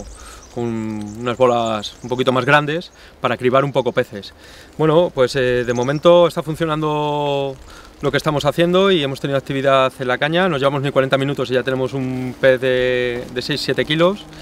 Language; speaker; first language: Spanish; native; Spanish